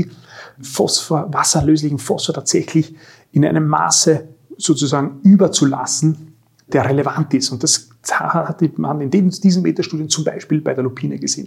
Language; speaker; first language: German; native; German